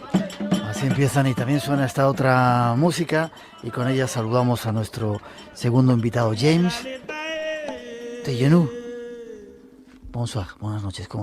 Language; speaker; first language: Spanish; native; Spanish